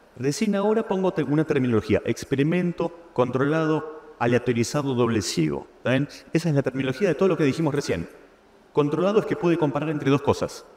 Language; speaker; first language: Spanish; native; Spanish